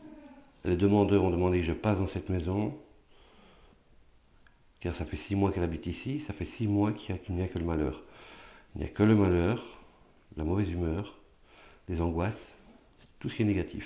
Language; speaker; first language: French; native; French